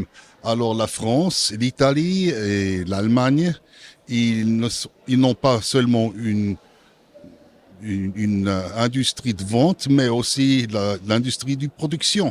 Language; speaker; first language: French; non-native, local second language; German